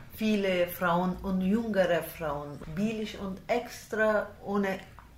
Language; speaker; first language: German; non-native, learner; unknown